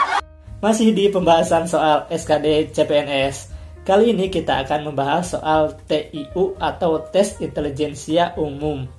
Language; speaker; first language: Indonesian; native; Indonesian